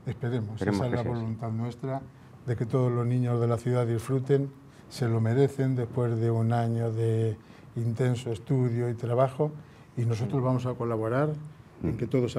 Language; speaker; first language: Spanish; native; Spanish